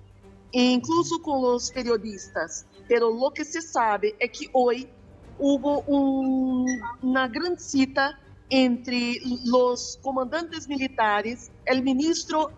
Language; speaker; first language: Spanish; non-native, fluent; Portuguese